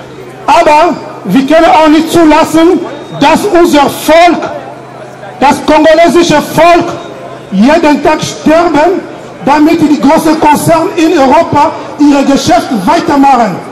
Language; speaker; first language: German; non-native, fluent; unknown